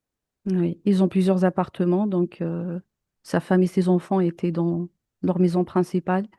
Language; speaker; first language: French; native; French